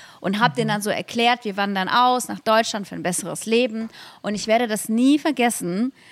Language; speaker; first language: German; early bilingual, other home language; Russian